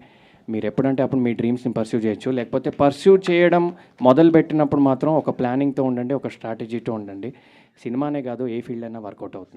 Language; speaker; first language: Telugu; native; Telugu